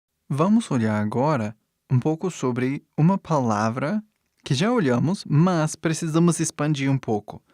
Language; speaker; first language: Portuguese; non-native, fluent; English